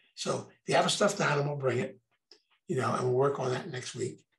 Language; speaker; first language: English; native; English